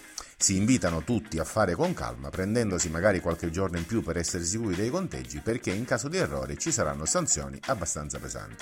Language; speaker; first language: Italian; native; Italian